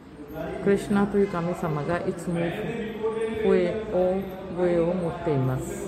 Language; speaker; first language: Japanese; non-native, learner; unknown